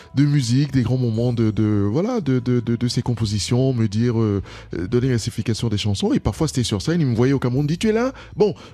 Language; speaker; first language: French; non-native, local second language; Duala